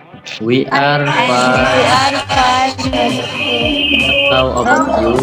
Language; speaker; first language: English; non-native, learner; Indonesian